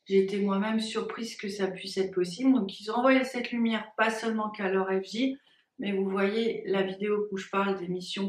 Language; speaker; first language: French; native; French